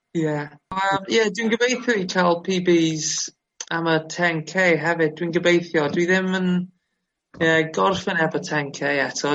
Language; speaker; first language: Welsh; non-native, local second language; English